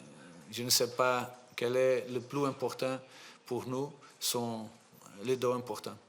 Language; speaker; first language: French; non-native, fluent; Portuguese